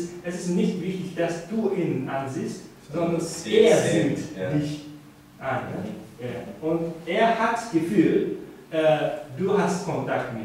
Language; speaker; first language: German; non-native, fluent; Japanese